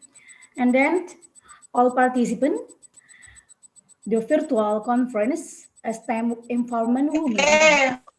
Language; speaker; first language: English; non-native, learner; Indonesian